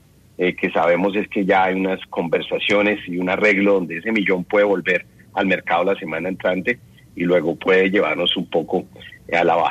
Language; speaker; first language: Spanish; native; Spanish